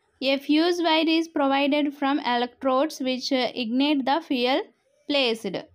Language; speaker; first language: English; non-native, local second language; Telugu